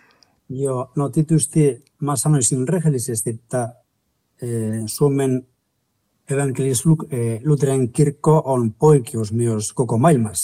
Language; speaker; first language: Finnish; non-native, fluent; Spanish